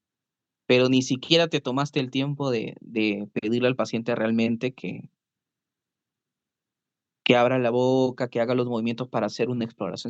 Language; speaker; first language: Spanish; native; Spanish